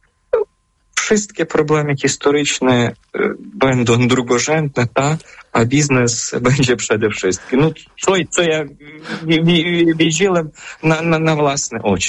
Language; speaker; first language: Polish; non-native, fluent; Ukrainian